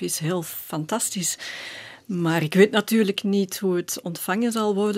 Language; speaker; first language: Dutch; native; Dutch